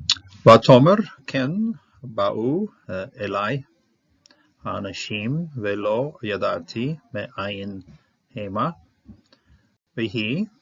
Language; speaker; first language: Hebrew; non-native, fluent; English